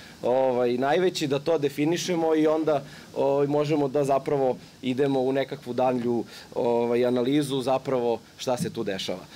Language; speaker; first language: Serbian; native; Serbian